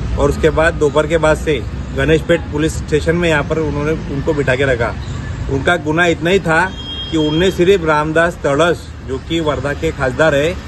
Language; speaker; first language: Hindi; non-native, local second language; Marathi